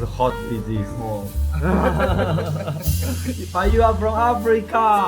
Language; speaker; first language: English; non-native, learner; Chinese